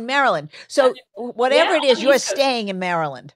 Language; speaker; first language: English; native; English